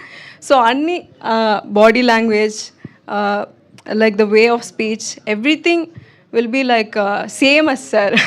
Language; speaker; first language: Telugu; non-native, learner; Tamil